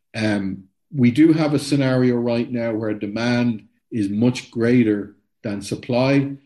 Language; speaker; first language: English; native; English